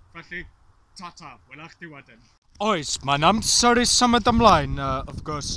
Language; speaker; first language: Welsh; non-native, learner; English